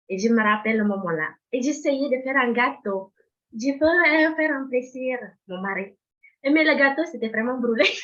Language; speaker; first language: French; non-native, fluent; Indonesian